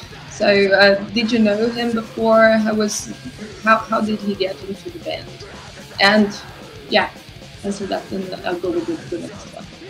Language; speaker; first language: English; non-native, fluent; Portuguese